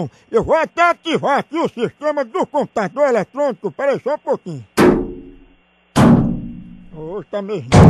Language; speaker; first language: Portuguese; native; Portuguese